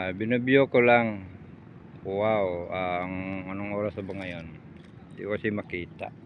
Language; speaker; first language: Filipino; non-native, local second language; Cebuano